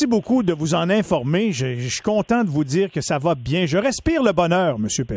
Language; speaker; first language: French; native; French